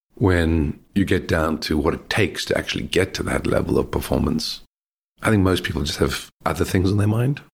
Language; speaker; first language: English; native; English